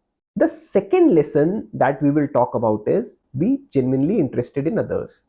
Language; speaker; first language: English; non-native, local second language; Hindi